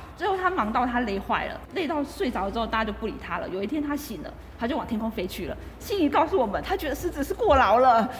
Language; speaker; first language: Chinese; native; Chinese